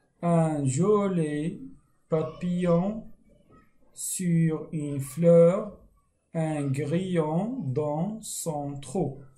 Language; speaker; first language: French; non-native, fluent; Arabic